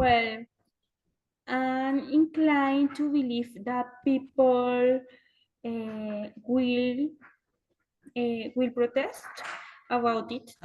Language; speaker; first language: English; non-native, learner; Spanish